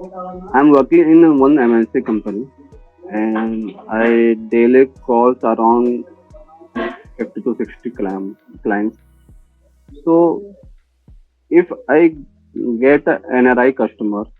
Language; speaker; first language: English; non-native, learner; Hindi